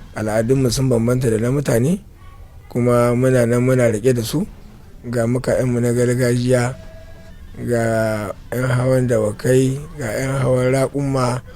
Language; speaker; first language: Hausa; non-native, local second language; Tamasheq